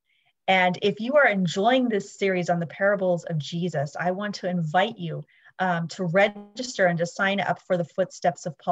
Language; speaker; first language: English; native; English